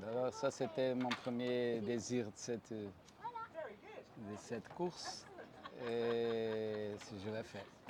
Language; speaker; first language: French; non-native, fluent; Portuguese